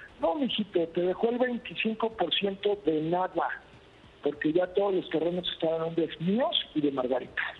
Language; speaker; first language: Spanish; native; Spanish